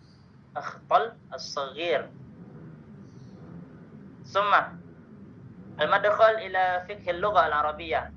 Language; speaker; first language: Arabic; non-native, learner; Indonesian